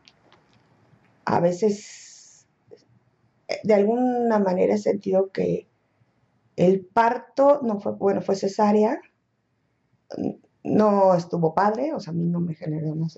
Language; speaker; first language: Spanish; native; Spanish